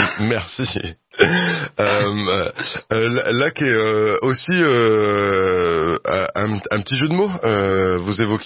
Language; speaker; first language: French; native; French